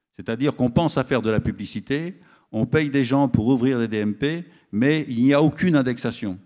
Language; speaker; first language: French; native; French